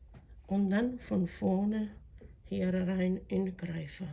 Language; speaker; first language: German; non-native, fluent; Croatian